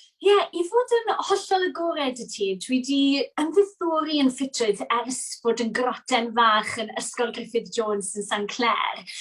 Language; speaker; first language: Welsh; native; Welsh